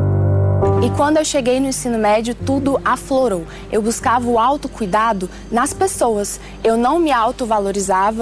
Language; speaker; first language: Portuguese; early bilingual, other home language; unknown